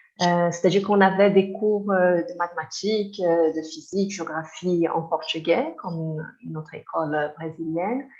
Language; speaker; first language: French; non-native, fluent; Portuguese